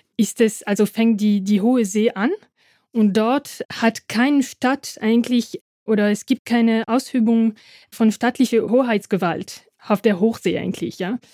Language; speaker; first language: German; non-native, fluent; French